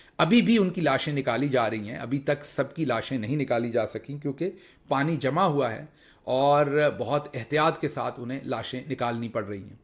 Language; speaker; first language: Urdu; non-native, local second language; Punjabi